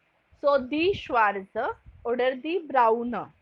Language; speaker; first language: German; non-native, fluent; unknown